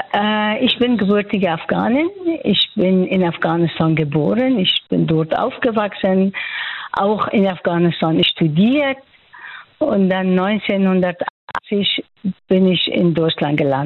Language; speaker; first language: German; non-native, fluent; Persian